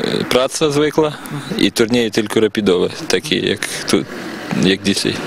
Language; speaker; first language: Polish; non-native, learner; Ukrainian